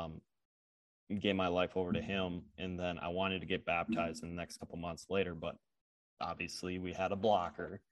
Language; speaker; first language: English; native; English